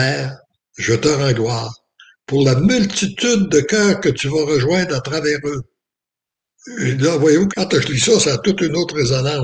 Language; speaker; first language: French; native; French